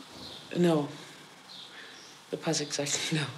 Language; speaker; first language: French; non-native, fluent; English